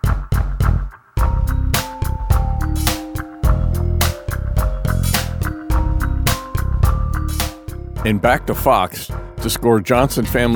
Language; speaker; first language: English; native; English